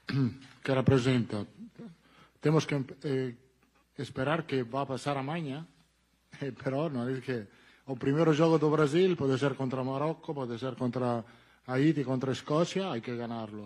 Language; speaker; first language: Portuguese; non-native, learner; Italian